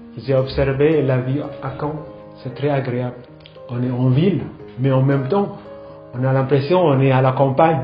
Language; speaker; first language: French; non-native, fluent; Indonesian